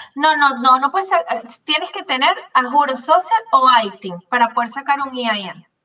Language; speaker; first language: Spanish; native; Spanish